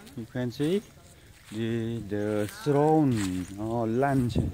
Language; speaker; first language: English; non-native, learner; Khmer